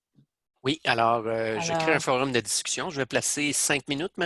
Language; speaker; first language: French; native; French